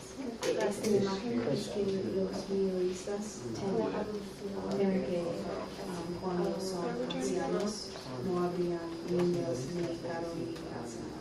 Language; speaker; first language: Spanish; non-native, learner; English